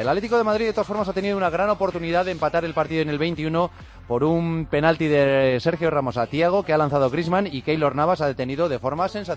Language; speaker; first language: Spanish; native; Spanish